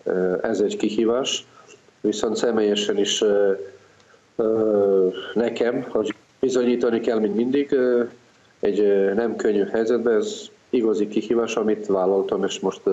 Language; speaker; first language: Hungarian; non-native, fluent; Serbian